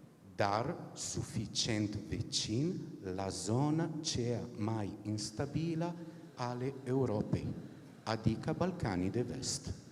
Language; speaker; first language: Romanian; non-native, fluent; Italian